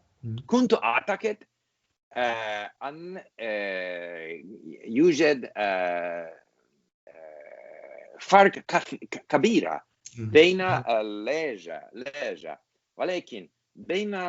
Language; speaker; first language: Arabic; non-native, learner; English